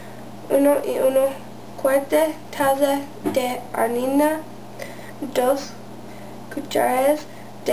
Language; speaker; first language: Spanish; non-native, learner; English